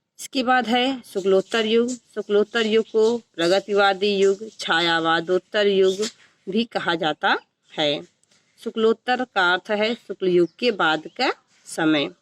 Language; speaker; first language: Hindi; native; Hindi